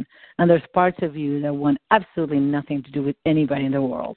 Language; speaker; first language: English; non-native, fluent; Spanish